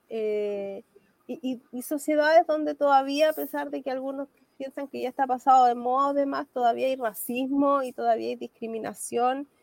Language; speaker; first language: Spanish; native; Spanish